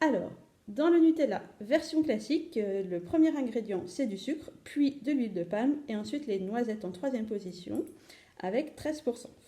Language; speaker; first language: French; native; French